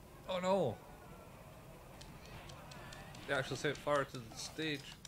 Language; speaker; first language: English; native; English